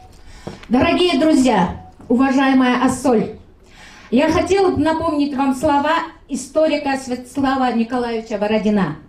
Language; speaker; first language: Russian; non-native, local second language; Kyrgyz